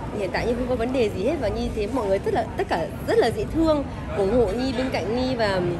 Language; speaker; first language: Vietnamese; early bilingual, heritage; Vietnamese